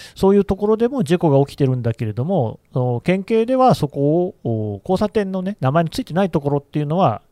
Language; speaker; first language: Japanese; native; Japanese